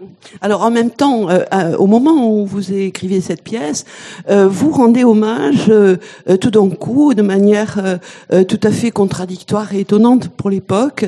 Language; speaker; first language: French; native; French